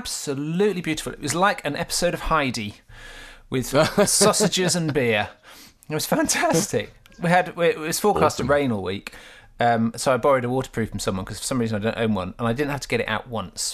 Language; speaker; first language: English; native; English